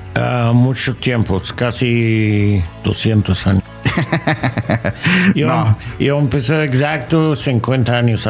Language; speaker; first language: Spanish; non-native, learner; English